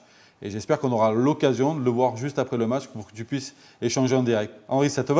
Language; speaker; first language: French; native; French